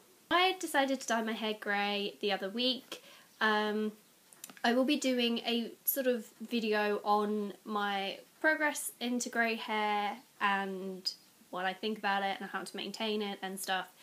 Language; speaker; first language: English; native; English